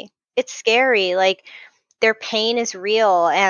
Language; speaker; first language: English; native; English